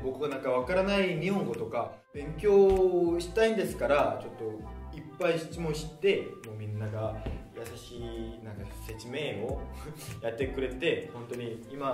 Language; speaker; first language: Japanese; non-native, fluent; Korean